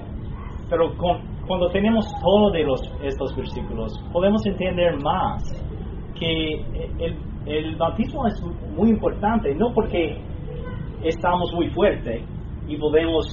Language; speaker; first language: Spanish; non-native, fluent; English